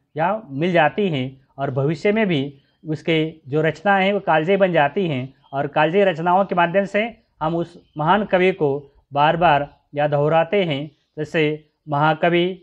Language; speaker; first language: Hindi; non-native, local second language; Marathi